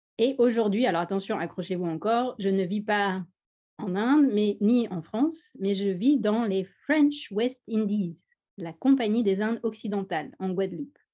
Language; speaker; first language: French; native; French